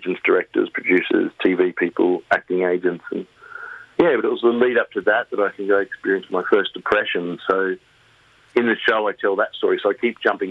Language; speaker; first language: English; native; English